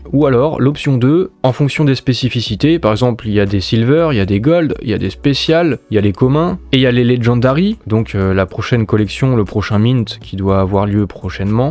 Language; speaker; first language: French; native; French